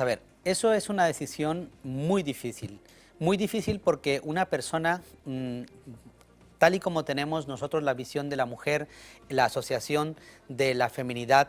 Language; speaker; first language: Spanish; native; Spanish